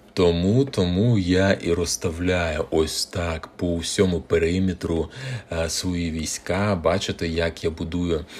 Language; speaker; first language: Ukrainian; non-native, local second language; Russian